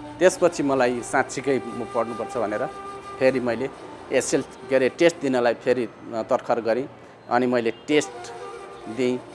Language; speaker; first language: Nepali; non-native, local second language; Eastern Tamang